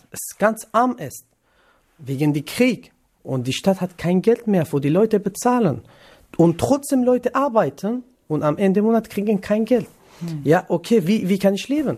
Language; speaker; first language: German; non-native, learner; Kurdish